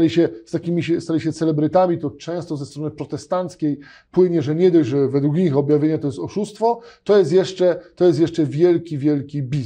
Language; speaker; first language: Polish; native; Polish